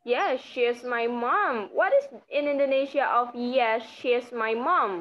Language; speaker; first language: English; non-native, fluent; Indonesian